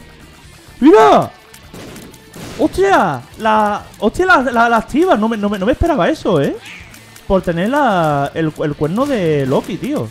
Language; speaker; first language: Spanish; native; Spanish